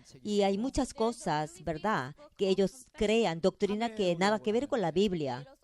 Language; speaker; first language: Spanish; non-native, fluent; Korean